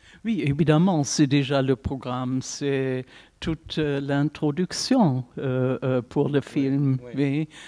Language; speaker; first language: French; non-native, fluent; German